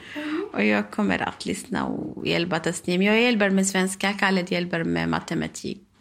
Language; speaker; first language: Swedish; non-native, learner; Arabic